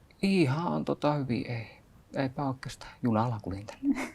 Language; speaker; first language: Finnish; native; Finnish